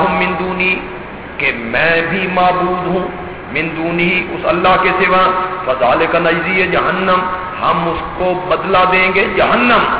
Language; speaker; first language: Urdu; non-native, local second language; Punjabi